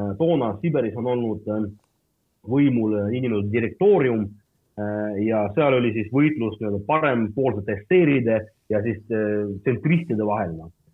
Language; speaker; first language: Estonian; non-native, local second language; Russian